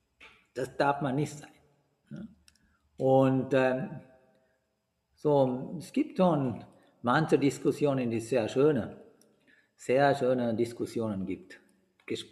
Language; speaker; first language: German; non-native, fluent; Sinhala